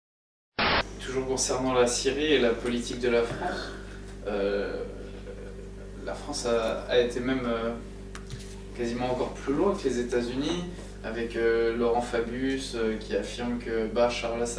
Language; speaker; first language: French; native; French